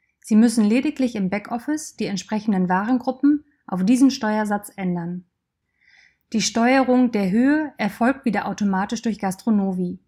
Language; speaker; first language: German; native; German